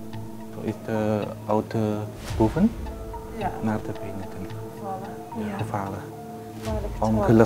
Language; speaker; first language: Dutch; non-native, learner; Indonesian